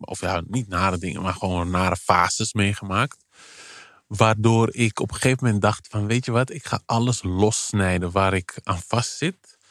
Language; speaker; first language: Dutch; early bilingual, other home language; Kabuverdianu